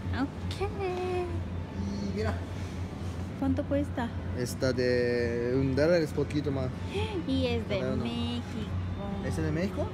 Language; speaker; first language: Spanish; non-native, learner; Japanese